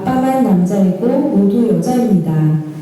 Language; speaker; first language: Korean; non-native, learner; Filipino